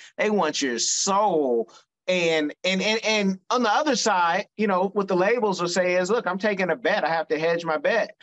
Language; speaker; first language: English; native; English